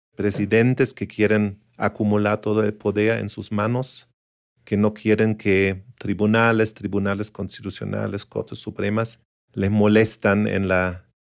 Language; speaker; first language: Spanish; non-native, fluent; German